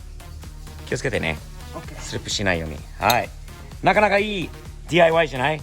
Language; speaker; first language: Japanese; non-native, fluent; English